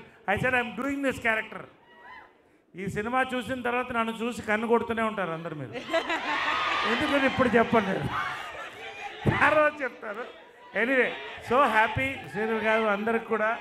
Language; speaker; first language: Telugu; native; Telugu